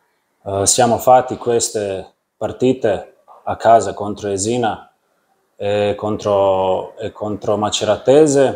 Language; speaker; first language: Italian; non-native, learner; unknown